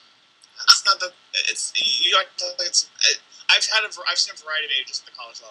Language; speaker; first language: English; native; English